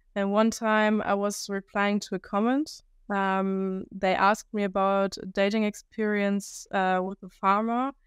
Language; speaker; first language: English; non-native, fluent; German